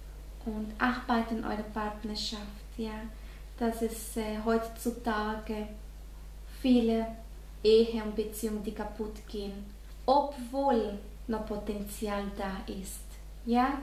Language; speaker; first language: German; non-native, fluent; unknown